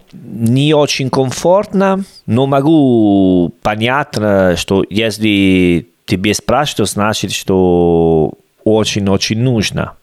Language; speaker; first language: Russian; non-native, learner; Italian